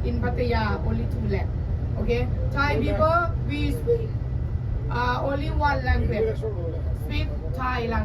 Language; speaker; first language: English; non-native, learner; Thai